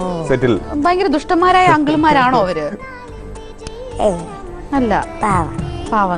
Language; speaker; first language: Malayalam; native; Malayalam